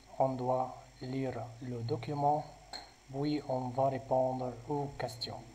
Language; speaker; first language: French; non-native, local second language; Arabic